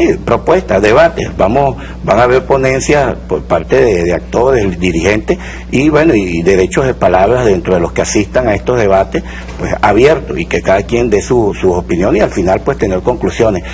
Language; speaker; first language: Spanish; native; Spanish